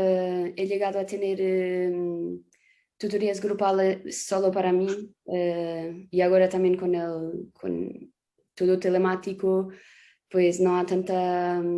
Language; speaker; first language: Spanish; non-native, fluent; Portuguese